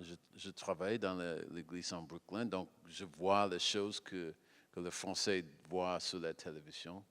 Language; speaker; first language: French; non-native, learner; English